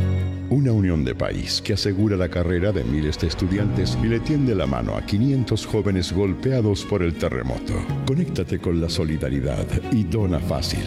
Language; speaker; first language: Spanish; native; Spanish